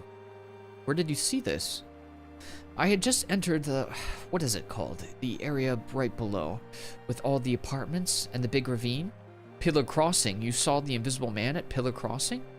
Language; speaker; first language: English; native; English